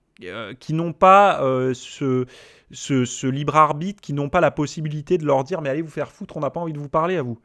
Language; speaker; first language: French; native; French